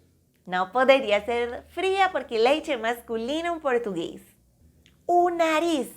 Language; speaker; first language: Portuguese; non-native, fluent; Spanish